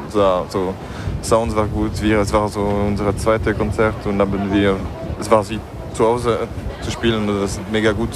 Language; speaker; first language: German; non-native, fluent; French